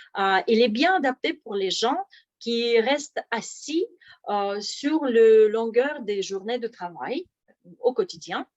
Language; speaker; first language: French; non-native, fluent; Russian